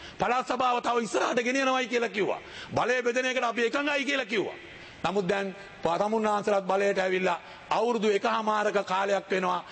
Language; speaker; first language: Sinhala; non-native, local second language; Tamil